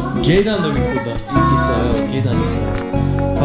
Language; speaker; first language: Korean; non-native, learner; English